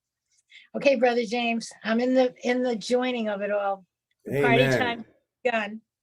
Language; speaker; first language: English; native; English